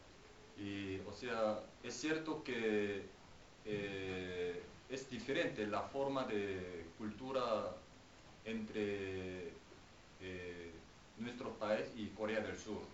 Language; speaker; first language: Spanish; non-native, fluent; Korean